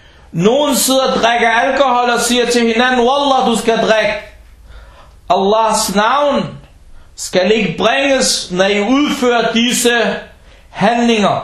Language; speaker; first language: Danish; early bilingual, other home language; Arabic